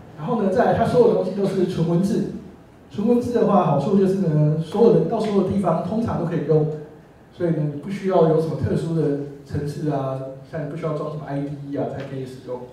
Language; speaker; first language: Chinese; native; Chinese